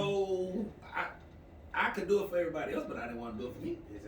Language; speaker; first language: English; native; English